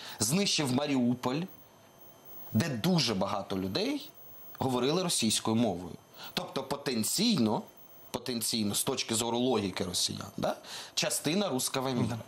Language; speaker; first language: Ukrainian; non-native, local second language; Russian